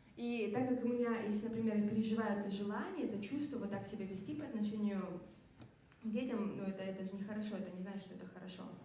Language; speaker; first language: Russian; native; Russian